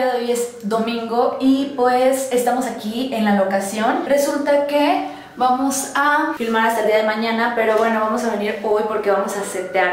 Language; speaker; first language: Spanish; native; Spanish